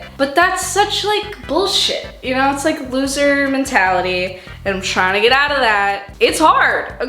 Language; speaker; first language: English; native; English